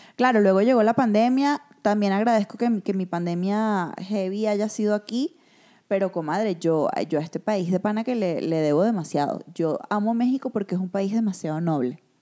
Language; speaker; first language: Spanish; native; Spanish